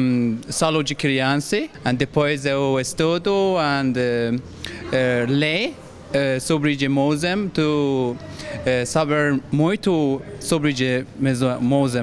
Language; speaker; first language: Portuguese; non-native, learner; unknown